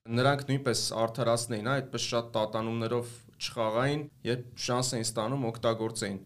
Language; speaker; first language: Armenian; native; Armenian